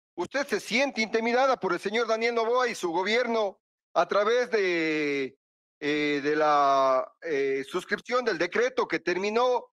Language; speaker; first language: Spanish; native; Spanish